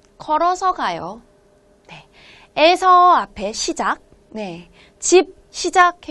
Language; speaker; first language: Korean; non-native, fluent; Hmong